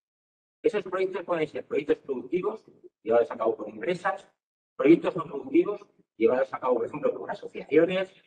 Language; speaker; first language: Spanish; native; Spanish